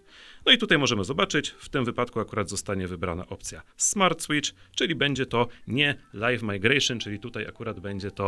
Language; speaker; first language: Polish; native; Polish